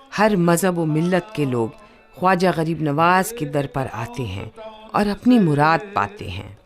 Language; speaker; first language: Urdu; native; Urdu